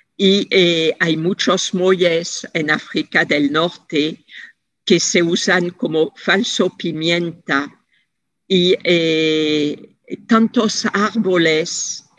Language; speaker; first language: Spanish; non-native, fluent; French